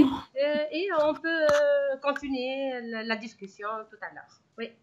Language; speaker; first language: French; non-native, local second language; Arabic